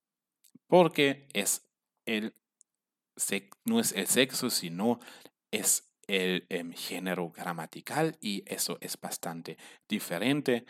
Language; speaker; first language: Spanish; non-native, fluent; German